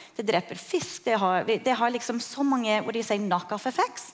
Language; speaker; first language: Norwegian; non-native, fluent; English